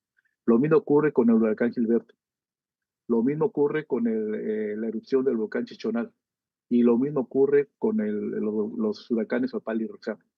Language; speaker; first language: Spanish; native; Spanish